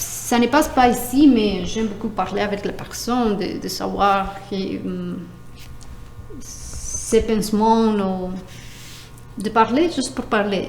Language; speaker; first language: French; non-native, learner; Spanish